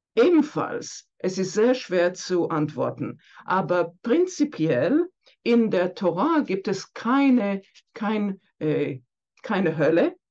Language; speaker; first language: German; non-native, fluent; Hebrew